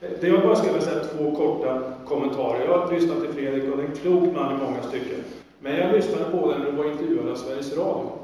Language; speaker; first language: Swedish; native; Swedish